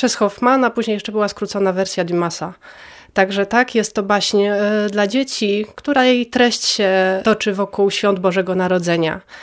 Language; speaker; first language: Polish; native; Polish